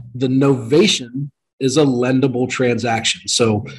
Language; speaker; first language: English; native; English